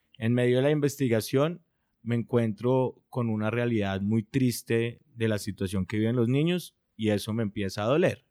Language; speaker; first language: Spanish; native; Spanish